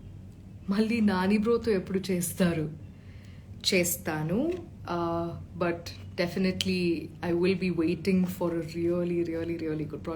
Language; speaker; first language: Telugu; non-native, local second language; Malayalam